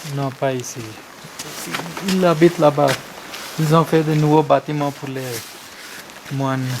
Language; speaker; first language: French; non-native, learner; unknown